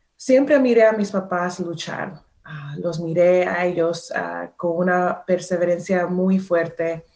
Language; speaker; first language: Spanish; early bilingual, heritage; Spanish